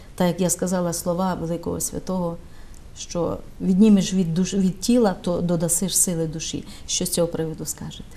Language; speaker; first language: Ukrainian; native; Ukrainian